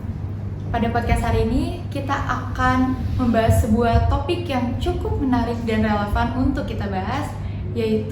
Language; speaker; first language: Indonesian; native; Indonesian